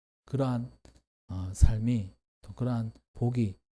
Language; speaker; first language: Korean; native; Korean